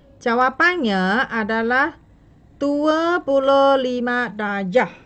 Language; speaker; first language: Malay; non-native, local second language; Chinese